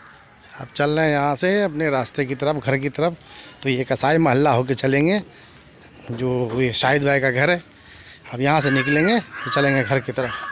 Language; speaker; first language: Hindi; native; Hindi